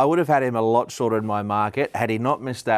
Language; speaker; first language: English; native; English